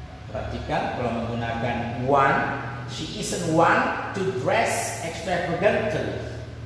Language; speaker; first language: English; non-native, fluent; Indonesian